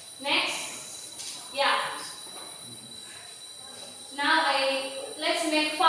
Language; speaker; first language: English; non-native, learner; Indonesian